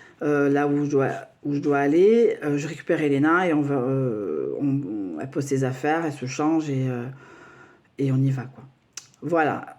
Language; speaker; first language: French; native; French